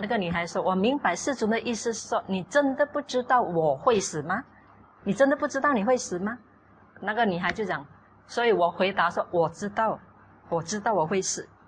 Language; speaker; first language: Chinese; native; Chinese